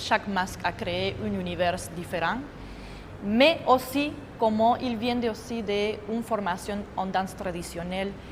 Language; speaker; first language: French; non-native, fluent; Spanish